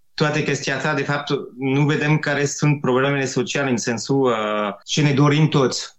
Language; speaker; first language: Romanian; non-native, fluent; French